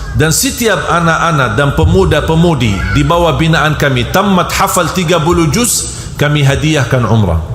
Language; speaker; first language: Malay; non-native, fluent; Arabic